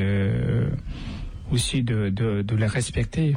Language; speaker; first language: French; non-native, fluent; Tibetan